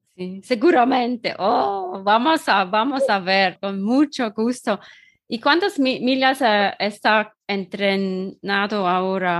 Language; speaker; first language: Spanish; non-native, learner; German